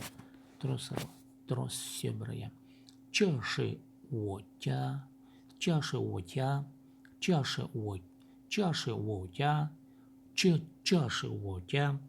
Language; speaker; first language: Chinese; non-native, learner; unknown